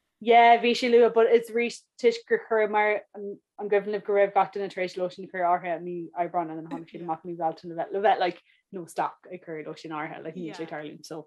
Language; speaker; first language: Irish; native; Irish